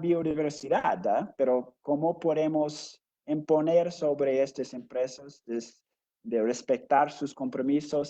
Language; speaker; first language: Spanish; non-native, fluent; English